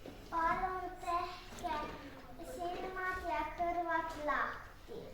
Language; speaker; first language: Estonian; non-native, local second language; Russian